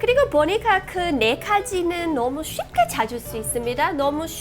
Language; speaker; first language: Korean; non-native, fluent; English